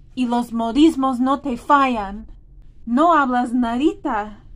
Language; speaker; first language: Spanish; non-native, fluent; English